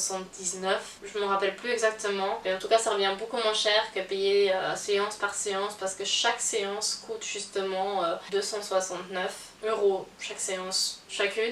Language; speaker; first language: French; native; French